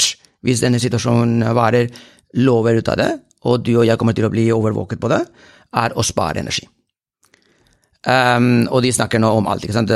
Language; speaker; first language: Norwegian; non-native, fluent; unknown